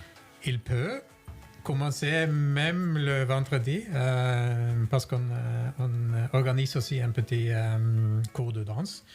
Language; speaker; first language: French; non-native, fluent; Norwegian